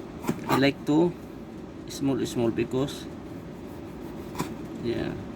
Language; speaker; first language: English; non-native, learner; Filipino